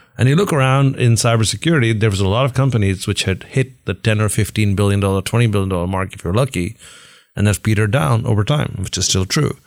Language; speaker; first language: English; non-native, local second language; Hindi